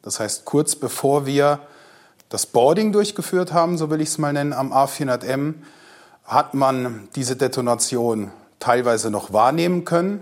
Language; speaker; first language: German; native; German